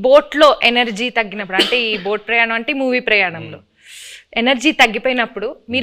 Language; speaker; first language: Telugu; native; Telugu